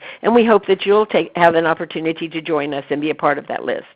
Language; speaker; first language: English; native; English